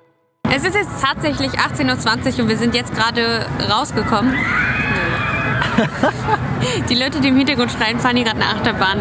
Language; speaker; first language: German; native; German